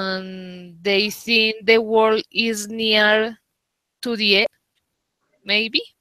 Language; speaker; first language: English; non-native, learner; Spanish